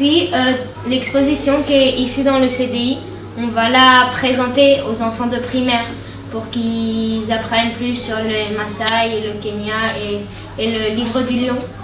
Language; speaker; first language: French; non-native, fluent; Spanish